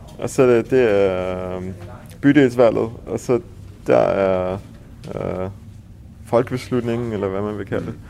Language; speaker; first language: Danish; early bilingual, heritage; Danish